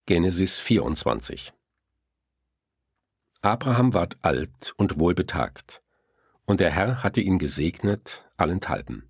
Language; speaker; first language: German; native; German